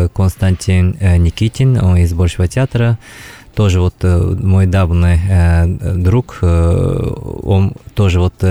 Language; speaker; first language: Russian; non-native, fluent; Japanese